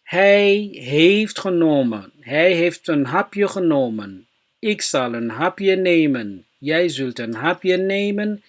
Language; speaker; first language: Dutch; non-native, fluent; Somali